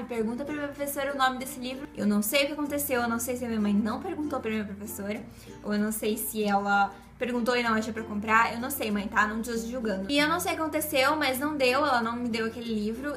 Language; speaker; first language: Portuguese; native; Portuguese